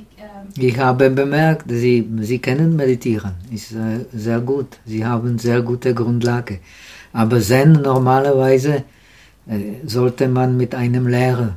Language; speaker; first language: German; non-native, learner; Czech